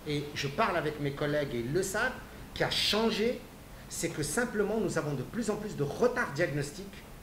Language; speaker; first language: French; non-native, local second language; Arabic